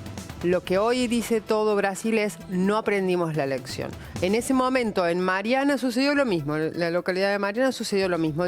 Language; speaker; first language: Spanish; native; Spanish